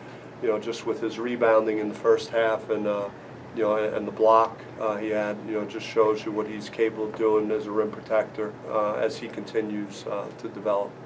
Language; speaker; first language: English; native; English